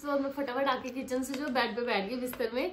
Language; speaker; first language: Hindi; native; Hindi